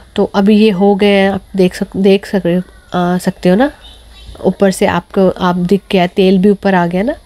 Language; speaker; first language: Hindi; native; Hindi